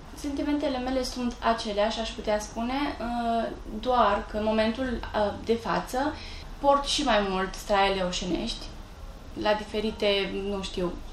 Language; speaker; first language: Romanian; early bilingual, heritage; French